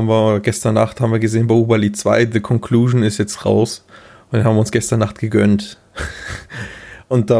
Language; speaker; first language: German; native; German